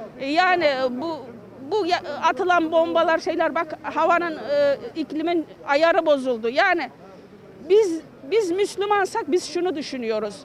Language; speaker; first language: Turkish; native; Turkish